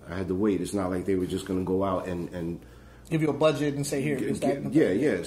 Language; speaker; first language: English; native; English